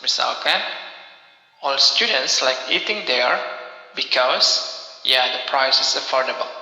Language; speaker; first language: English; non-native, local second language; Indonesian